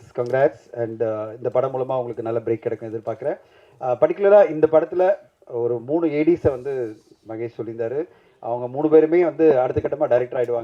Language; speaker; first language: Tamil; native; Tamil